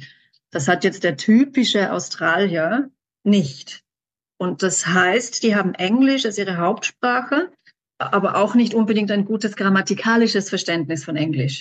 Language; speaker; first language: German; native; German